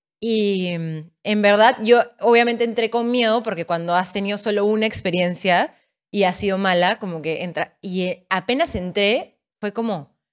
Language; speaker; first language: Spanish; native; Spanish